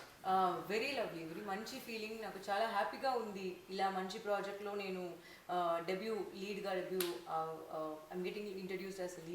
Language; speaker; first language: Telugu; non-native, learner; Tamil